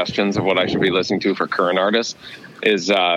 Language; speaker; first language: English; native; English